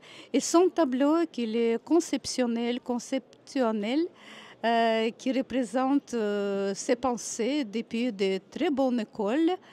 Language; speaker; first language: French; non-native, fluent; Russian